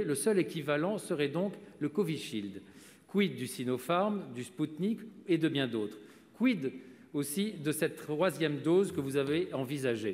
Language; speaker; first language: French; native; French